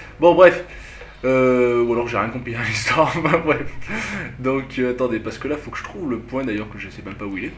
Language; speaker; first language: French; native; French